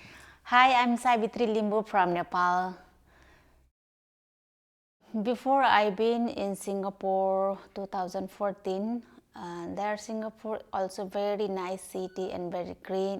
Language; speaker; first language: English; non-native, learner; Nepali